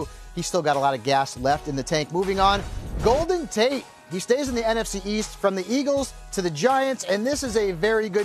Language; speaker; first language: English; native; English